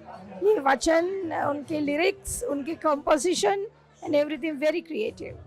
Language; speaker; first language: Hindi; non-native, local second language; Sinhala